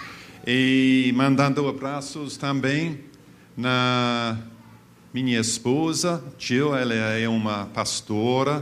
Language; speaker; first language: Portuguese; non-native, fluent; English